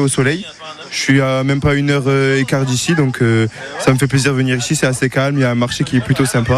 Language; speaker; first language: French; native; French